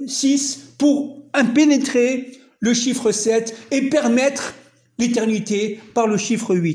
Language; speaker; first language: French; native; French